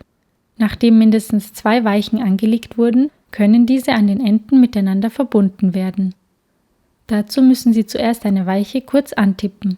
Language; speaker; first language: German; native; German